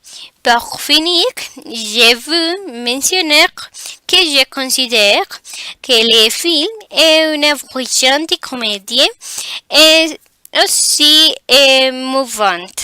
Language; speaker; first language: French; non-native, learner; Spanish